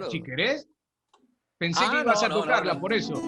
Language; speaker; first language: Spanish; native; Spanish